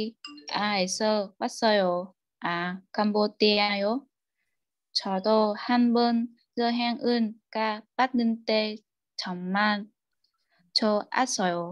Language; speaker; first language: Korean; non-native, learner; Vietnamese